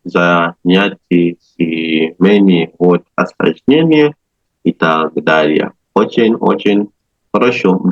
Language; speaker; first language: Russian; non-native, learner; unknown